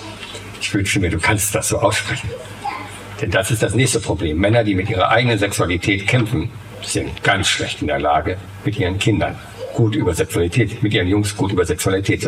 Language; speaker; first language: German; native; German